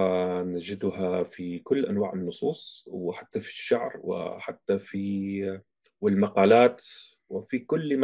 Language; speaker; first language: Arabic; non-native, fluent; German